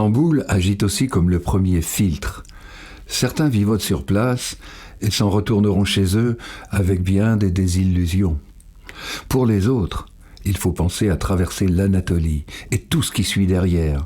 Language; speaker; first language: French; native; French